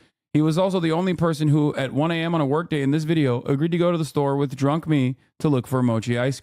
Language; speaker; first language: English; native; English